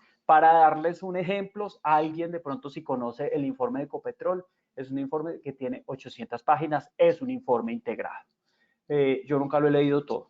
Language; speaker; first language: Spanish; native; Spanish